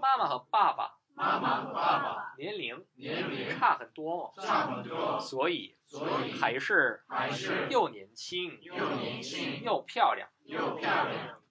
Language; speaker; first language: Chinese; non-native, fluent; Korean